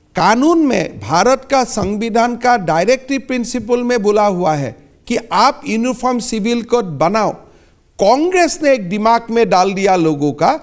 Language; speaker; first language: Hindi; non-native, local second language; Assamese